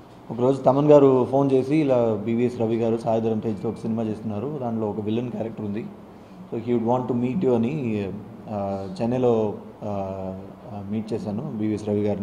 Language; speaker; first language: Telugu; non-native, learner; Tamil